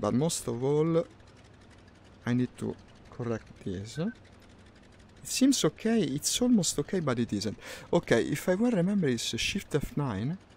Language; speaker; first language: English; non-native, fluent; Italian